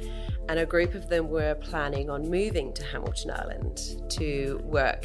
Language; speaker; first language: English; native; English